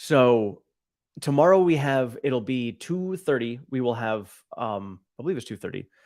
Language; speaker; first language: English; native; English